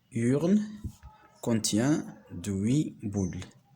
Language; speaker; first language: French; non-native, local second language; Arabic